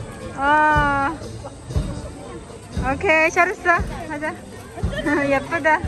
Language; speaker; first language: Korean; non-native, fluent; Hiligaynon